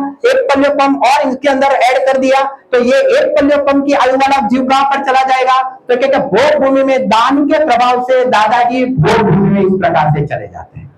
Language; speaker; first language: Hindi; non-native, local second language; Gujarati